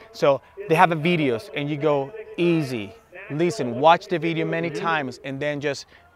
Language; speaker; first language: English; non-native, fluent; Spanish